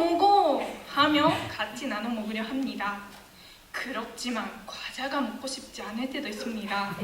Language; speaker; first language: Korean; non-native, fluent; Japanese